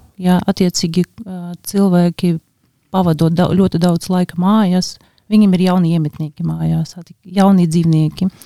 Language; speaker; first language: Latvian; non-native, local second language; Russian